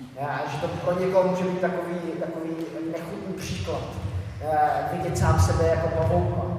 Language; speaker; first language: Czech; native; Czech